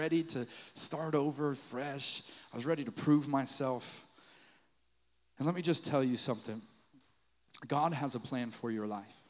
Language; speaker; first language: English; native; English